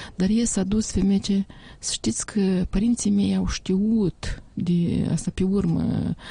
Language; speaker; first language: Romanian; native; Romanian